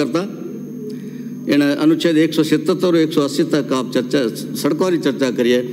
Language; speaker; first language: Hindi; native; Hindi